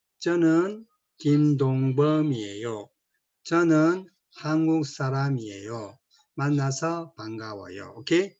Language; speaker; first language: Korean; native; Korean